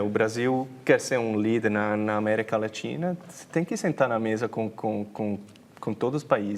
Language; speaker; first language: Portuguese; non-native, fluent; German